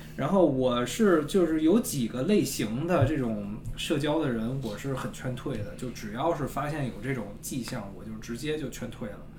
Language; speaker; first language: Chinese; native; Chinese